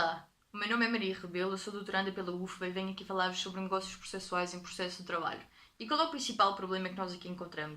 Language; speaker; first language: Portuguese; native; Portuguese